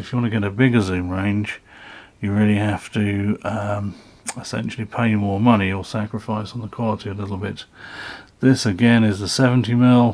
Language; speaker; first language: English; native; English